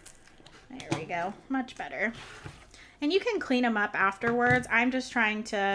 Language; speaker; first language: English; native; English